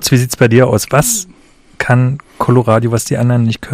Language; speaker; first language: German; native; German